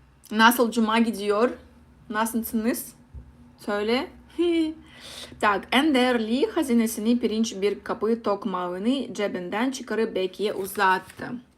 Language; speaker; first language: Turkish; non-native, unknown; Russian